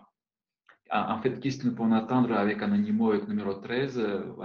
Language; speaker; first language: French; non-native, fluent; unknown